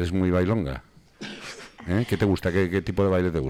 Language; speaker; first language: Spanish; native; Spanish